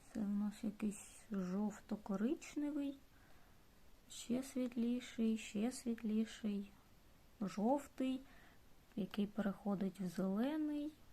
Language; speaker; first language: Ukrainian; non-native, local second language; Russian